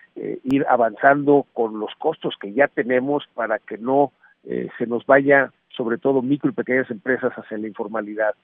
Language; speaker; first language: Spanish; native; Spanish